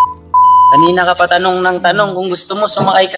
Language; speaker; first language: Filipino; native; Filipino